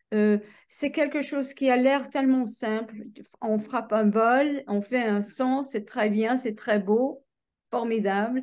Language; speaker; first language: French; non-native, fluent; English